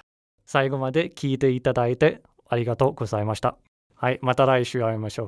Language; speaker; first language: Japanese; non-native, learner; Danish